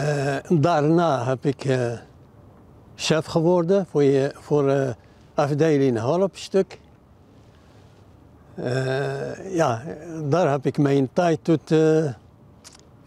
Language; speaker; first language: Dutch; non-native, learner; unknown